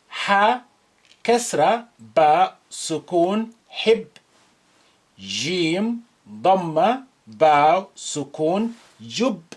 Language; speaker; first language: Arabic; non-native, fluent; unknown